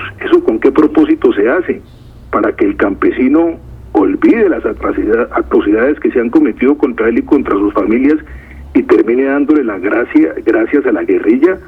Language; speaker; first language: Spanish; native; Spanish